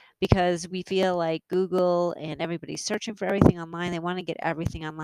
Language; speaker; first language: English; native; English